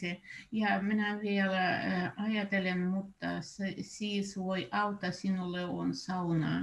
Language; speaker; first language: Finnish; non-native, learner; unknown